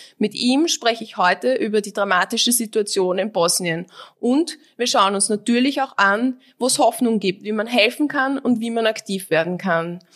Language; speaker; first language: German; native; German